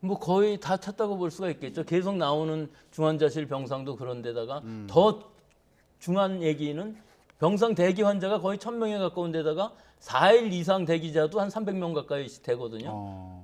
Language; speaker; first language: Korean; native; Korean